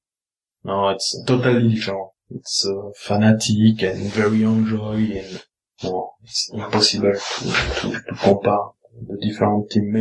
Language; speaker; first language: English; non-native, learner; French